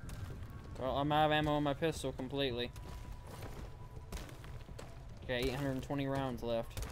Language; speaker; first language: English; native; English